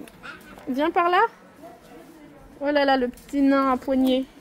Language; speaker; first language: French; native; French